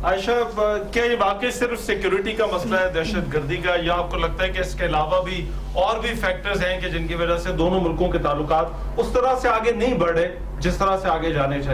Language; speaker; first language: Urdu; native; Urdu